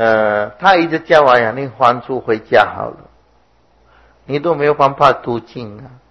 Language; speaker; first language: Chinese; non-native, fluent; Sinhala